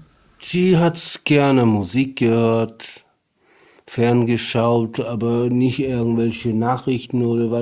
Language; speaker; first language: German; non-native, learner; Polish